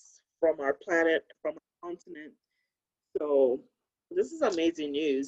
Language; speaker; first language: English; non-native, local second language; Akan